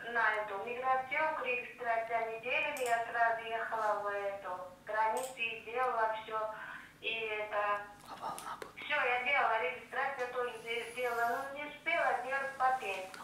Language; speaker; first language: Russian; non-native, learner; Uzbek